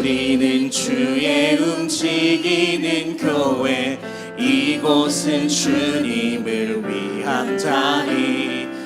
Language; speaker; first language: Korean; native; Korean